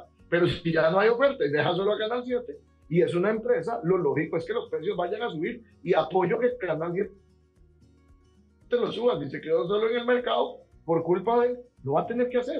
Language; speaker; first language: Spanish; native; Spanish